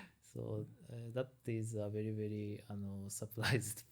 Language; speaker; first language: English; non-native, learner; Japanese